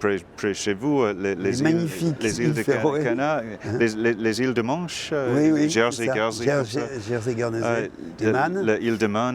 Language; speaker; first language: French; non-native, fluent; English